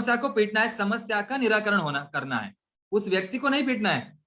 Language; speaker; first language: Hindi; non-native, local second language; Marathi